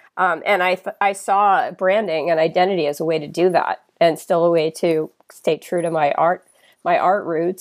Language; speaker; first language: English; native; English